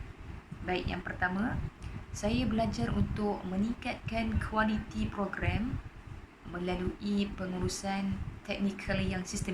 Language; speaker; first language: Malay; native; Malay